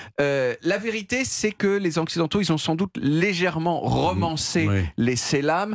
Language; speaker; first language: French; native; French